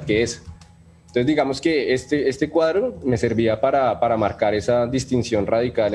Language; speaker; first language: Spanish; native; Spanish